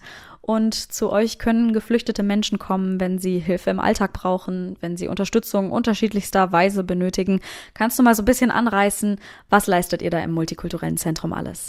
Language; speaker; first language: German; native; German